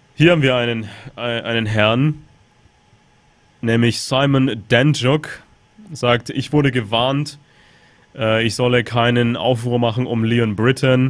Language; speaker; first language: German; native; German